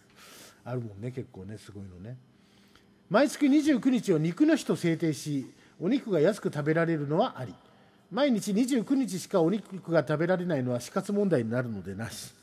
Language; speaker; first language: Japanese; native; Japanese